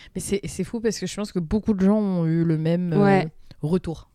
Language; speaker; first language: French; native; French